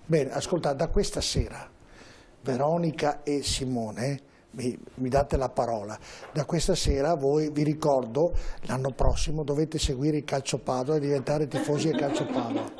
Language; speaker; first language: Italian; native; Italian